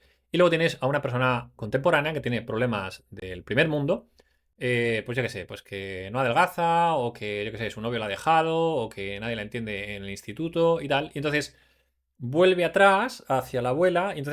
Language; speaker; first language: Spanish; native; Spanish